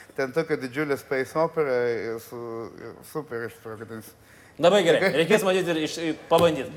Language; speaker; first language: Lithuanian; early bilingual, other home language; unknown